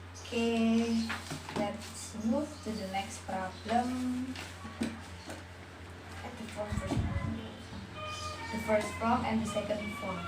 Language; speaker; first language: English; non-native, learner; Indonesian